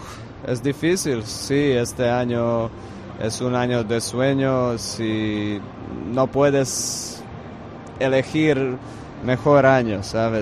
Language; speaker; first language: Spanish; non-native, fluent; Croatian